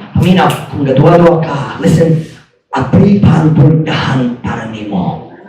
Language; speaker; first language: Cebuano; non-native, fluent; English